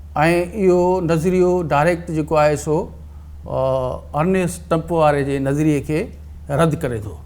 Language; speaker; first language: Sindhi; native; Sindhi